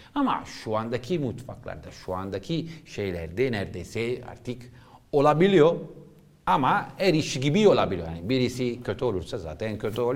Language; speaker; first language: Turkish; non-native, learner; Italian